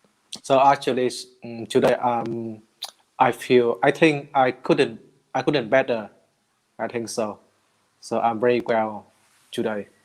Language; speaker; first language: English; non-native, learner; Vietnamese